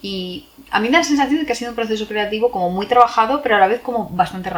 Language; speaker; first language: Spanish; native; Spanish